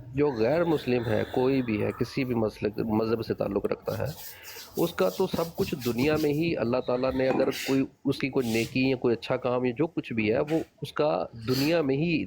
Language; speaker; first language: Urdu; non-native, local second language; Punjabi